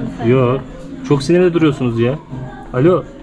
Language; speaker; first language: Turkish; native; Turkish